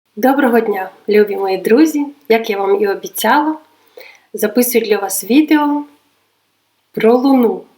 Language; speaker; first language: Ukrainian; non-native, local second language; Russian